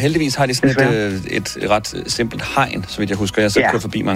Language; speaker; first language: Danish; native; Danish